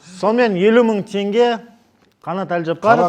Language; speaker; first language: Kazakh; native; Kazakh